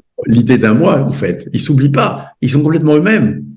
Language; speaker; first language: French; native; French